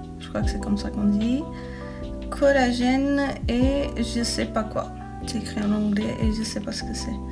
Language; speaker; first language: French; early bilingual, other home language; Portuguese